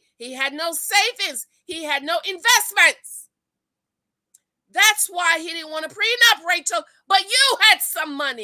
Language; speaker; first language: English; native; English